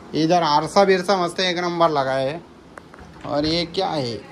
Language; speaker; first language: Hindi; non-native, local second language; Marathi